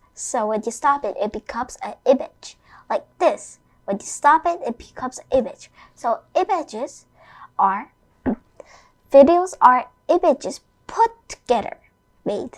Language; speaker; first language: English; non-native, fluent; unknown